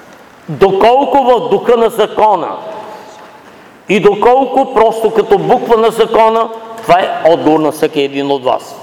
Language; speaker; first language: Bulgarian; native; Bulgarian